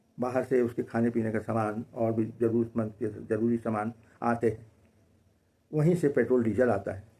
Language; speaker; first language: Hindi; native; Hindi